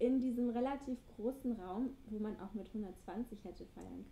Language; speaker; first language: German; native; German